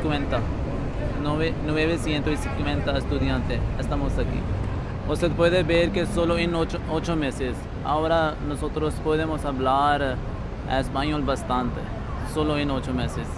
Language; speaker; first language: Spanish; non-native, learner; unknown